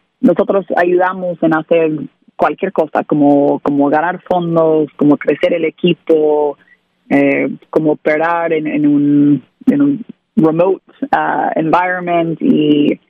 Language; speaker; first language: Spanish; non-native, learner; English